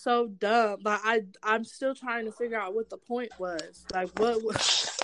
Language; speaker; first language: English; native; English